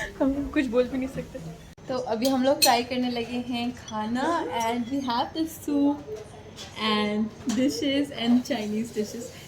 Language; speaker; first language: Urdu; native; Urdu